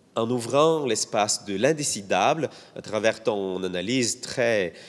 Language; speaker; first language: French; non-native, fluent; Bulgarian